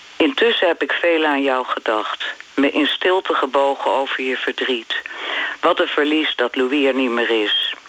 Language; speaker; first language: Dutch; native; Dutch